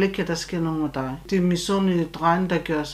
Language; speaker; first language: Danish; non-native, learner; Turkish